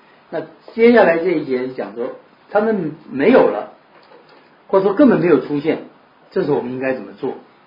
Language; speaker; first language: Chinese; native; Chinese